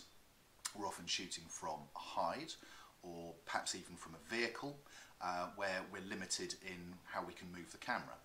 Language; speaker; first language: English; native; English